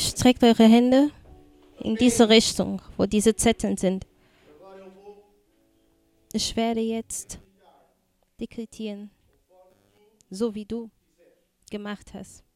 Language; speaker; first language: German; non-native, fluent; Portuguese